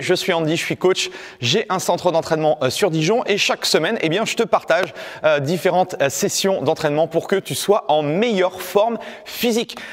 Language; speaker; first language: French; native; French